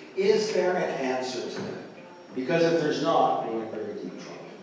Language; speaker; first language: English; native; English